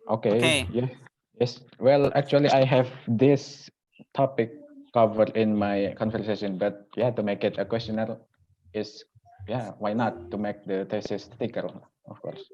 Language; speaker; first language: English; non-native, local second language; Indonesian